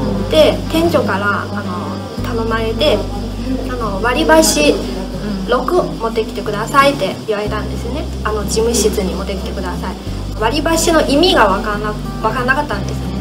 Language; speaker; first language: Japanese; non-native, fluent; Chinese